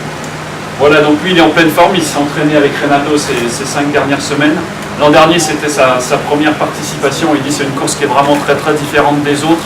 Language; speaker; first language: French; native; French